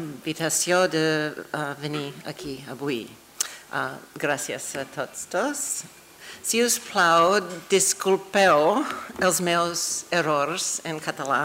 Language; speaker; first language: Catalan; non-native, fluent; English